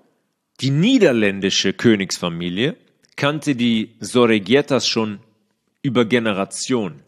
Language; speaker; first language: German; native; German